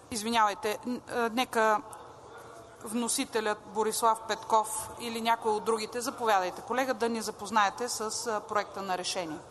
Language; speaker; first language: Bulgarian; native; Bulgarian